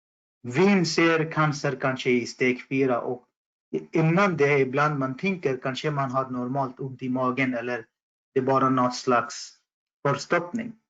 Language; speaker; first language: Swedish; non-native, fluent; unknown